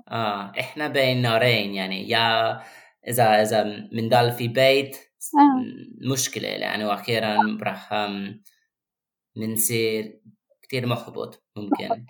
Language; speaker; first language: Arabic; non-native, fluent; English